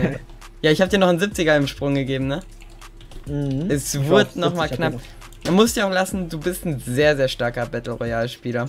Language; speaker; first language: German; native; German